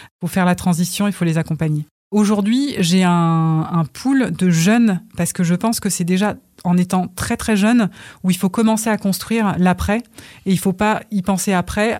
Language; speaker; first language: French; early bilingual, other home language; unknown